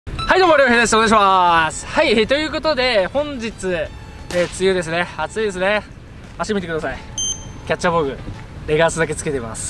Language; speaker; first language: Japanese; native; Japanese